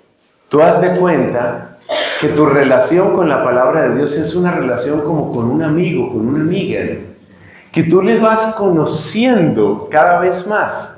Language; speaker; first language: Spanish; native; Spanish